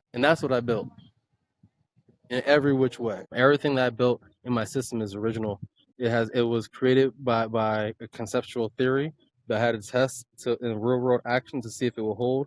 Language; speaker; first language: English; native; English